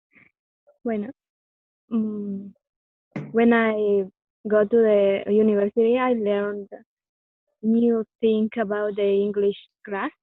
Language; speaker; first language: English; non-native, learner; Spanish